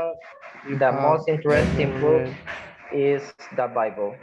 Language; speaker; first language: English; non-native, fluent; Spanish